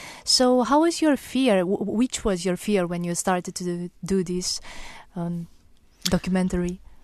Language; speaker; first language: English; non-native, fluent; Romanian